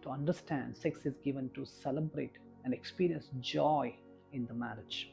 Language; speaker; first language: English; non-native, local second language; Kannada